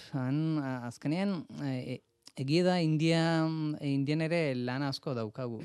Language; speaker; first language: Basque; non-native, learner; Malayalam